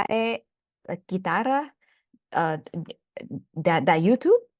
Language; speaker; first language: Italian; non-native, learner; Thai